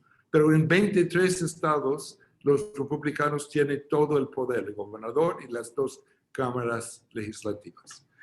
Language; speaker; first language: Spanish; non-native, fluent; English